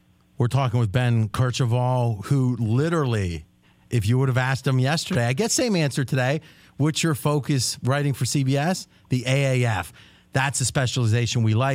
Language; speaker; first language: English; native; English